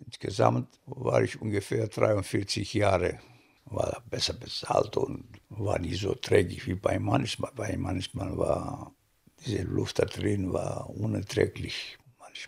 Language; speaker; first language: German; non-native, fluent; Greek